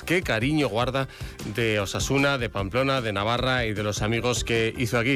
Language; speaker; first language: Spanish; native; Spanish